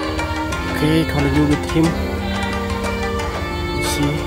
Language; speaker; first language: English; non-native, learner; Vietnamese